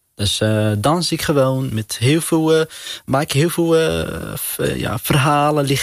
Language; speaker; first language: Dutch; non-native, learner; Arabic